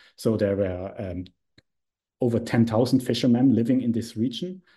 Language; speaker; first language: English; non-native, fluent; Swiss German